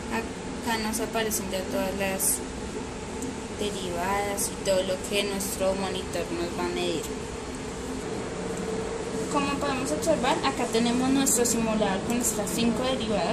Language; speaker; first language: Spanish; native; Spanish